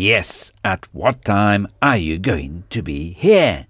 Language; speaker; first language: English; non-native, fluent; French